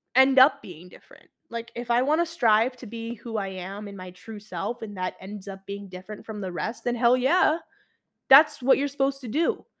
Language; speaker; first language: English; early bilingual, other home language; Arabic